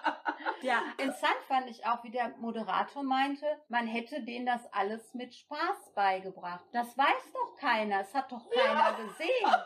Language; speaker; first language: German; native; German